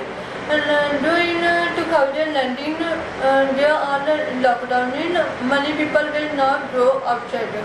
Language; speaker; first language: English; non-native, learner; Punjabi